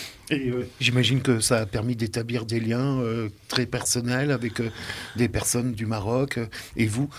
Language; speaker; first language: French; native; French